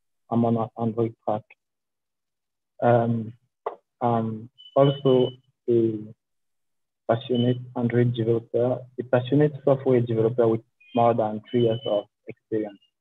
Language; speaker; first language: English; non-native, local second language; French